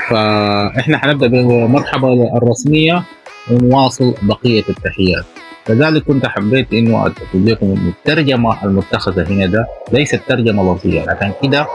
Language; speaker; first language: Arabic; native; Arabic